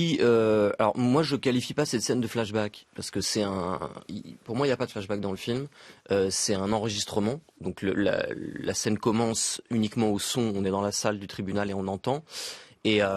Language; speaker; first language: French; native; French